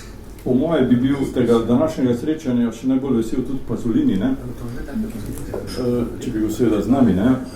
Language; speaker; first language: Slovenian; native; Slovenian